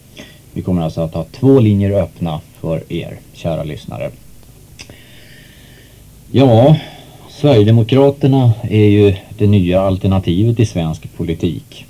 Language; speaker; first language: Swedish; native; Swedish